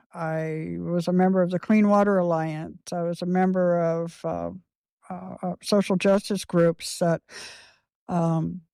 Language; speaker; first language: English; native; English